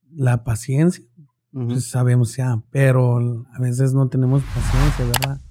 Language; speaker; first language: Spanish; native; Spanish